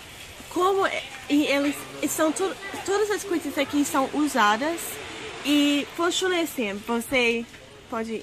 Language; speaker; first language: Portuguese; non-native, learner; English